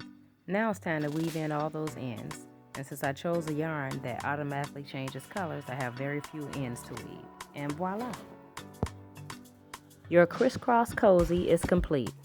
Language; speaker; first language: English; native; English